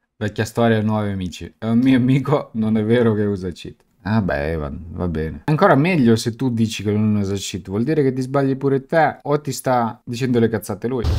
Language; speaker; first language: Italian; native; Italian